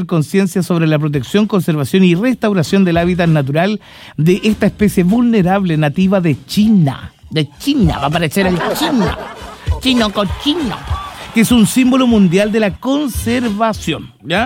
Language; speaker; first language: Spanish; native; Spanish